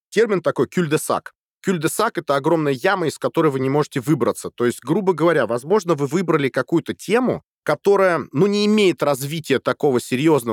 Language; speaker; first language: Russian; native; Russian